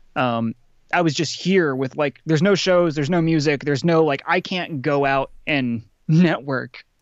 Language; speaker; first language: English; native; English